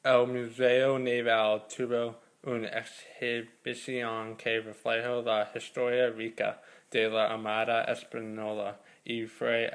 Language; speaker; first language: Spanish; non-native, learner; English